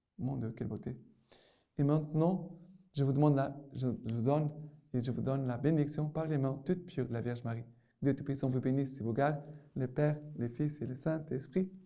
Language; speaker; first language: French; non-native, fluent; Portuguese